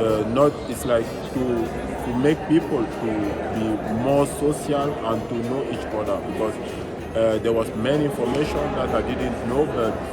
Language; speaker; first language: English; non-native, fluent; French